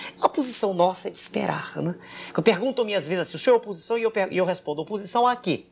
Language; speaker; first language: Portuguese; native; Portuguese